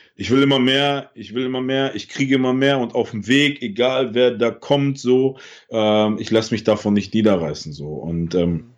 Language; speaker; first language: German; early bilingual, other home language; Russian